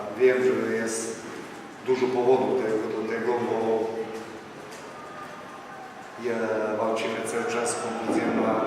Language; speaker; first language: Polish; non-native, fluent; Slovenian